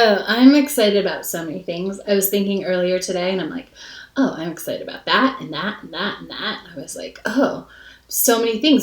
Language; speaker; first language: English; native; English